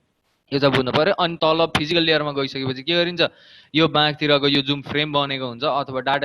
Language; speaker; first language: Nepali; native; Nepali